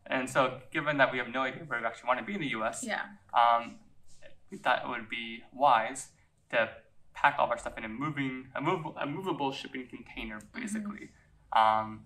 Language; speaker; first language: English; native; English